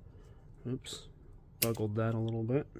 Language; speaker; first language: English; native; English